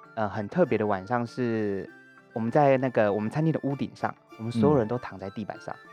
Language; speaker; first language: Chinese; native; Chinese